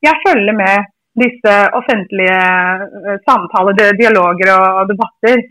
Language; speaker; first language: Norwegian; non-native, fluent; English